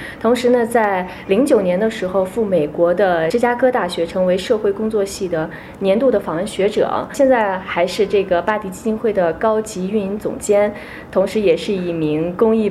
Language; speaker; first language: Chinese; native; Chinese